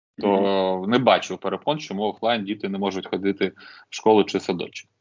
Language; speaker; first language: Ukrainian; non-native, local second language; Russian